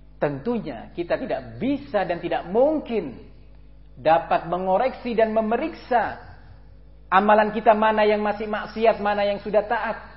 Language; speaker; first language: Malay; non-native, local second language; Madurese